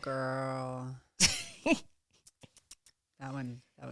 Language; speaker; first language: English; native; English